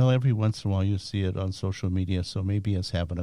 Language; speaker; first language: English; native; English